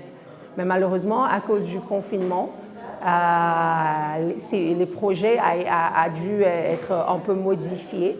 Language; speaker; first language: French; non-native, fluent; Portuguese